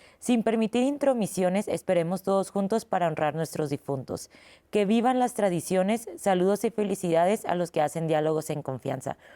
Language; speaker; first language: Spanish; native; Spanish